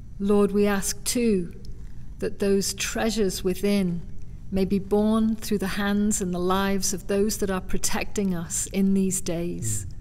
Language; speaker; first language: English; native; English